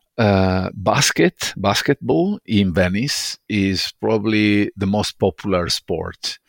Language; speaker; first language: English; non-native, fluent; Italian